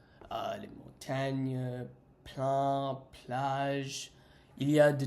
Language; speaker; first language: French; non-native, learner; English